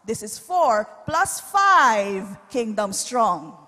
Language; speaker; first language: English; non-native, local second language; Filipino